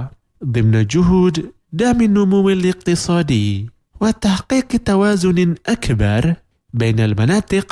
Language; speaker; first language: Arabic; non-native, fluent; Indonesian